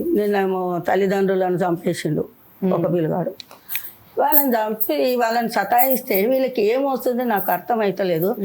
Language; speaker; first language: Telugu; non-native, local second language; Tamil